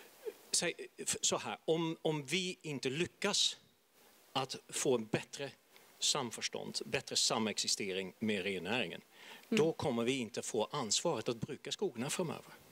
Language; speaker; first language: Swedish; non-native, fluent; Dutch